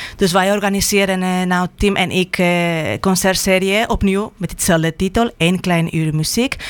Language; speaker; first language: Dutch; non-native, fluent; Spanish